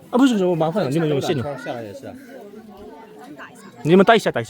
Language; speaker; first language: Chinese; non-native, fluent; Korean